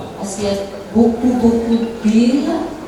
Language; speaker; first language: French; non-native, learner; Indonesian